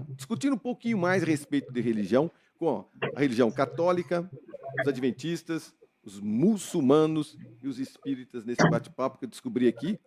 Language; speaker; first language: Portuguese; native; Portuguese